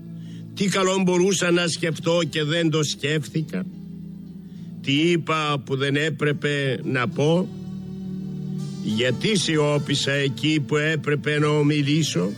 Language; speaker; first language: Greek; native; Greek